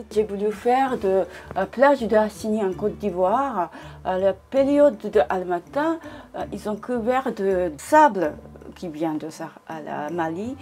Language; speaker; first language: French; non-native, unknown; Japanese